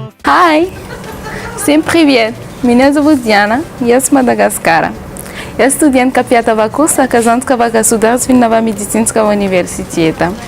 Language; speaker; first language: Russian; non-native, fluent; Malagasy